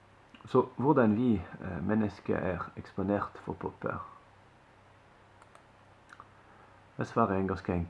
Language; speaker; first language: Norwegian; non-native, fluent; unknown